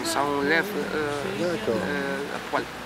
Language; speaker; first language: French; non-native, fluent; Kabuverdianu